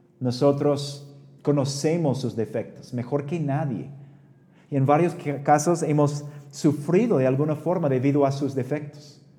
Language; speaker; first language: Spanish; non-native, fluent; English